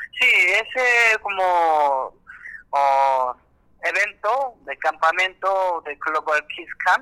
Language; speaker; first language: Spanish; non-native, learner; Korean